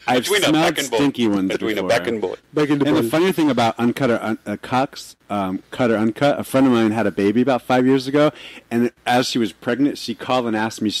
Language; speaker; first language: English; native; English